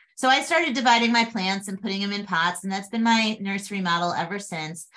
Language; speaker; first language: English; native; English